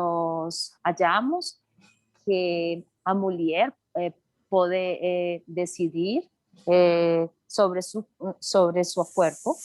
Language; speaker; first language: Portuguese; non-native, learner; Spanish